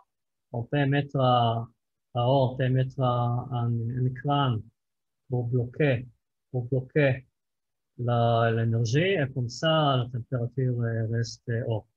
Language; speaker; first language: French; non-native, fluent; Hebrew